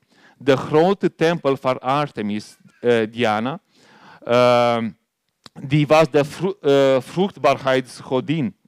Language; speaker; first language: Dutch; non-native, learner; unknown